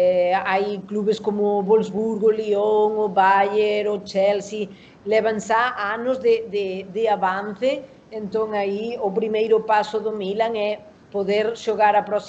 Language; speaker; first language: Portuguese; non-native, learner; Spanish